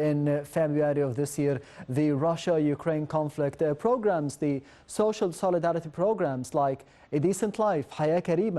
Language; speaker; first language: English; non-native, fluent; Arabic